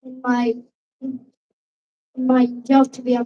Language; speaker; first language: English; non-native, learner; Arabic